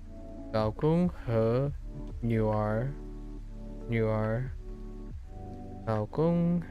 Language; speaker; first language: Chinese; non-native, learner; English